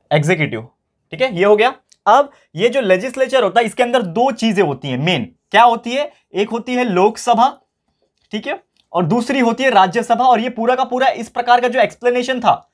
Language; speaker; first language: Hindi; native; Hindi